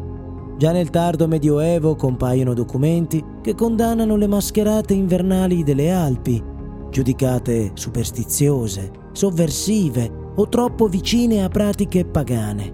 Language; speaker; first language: Italian; native; Italian